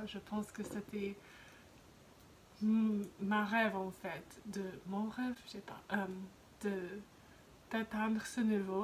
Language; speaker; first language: French; non-native, fluent; English